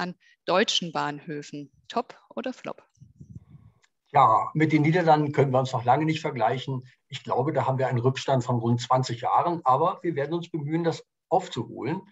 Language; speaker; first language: German; native; German